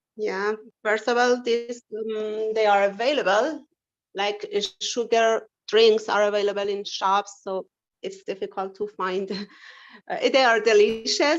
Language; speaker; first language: English; non-native, learner; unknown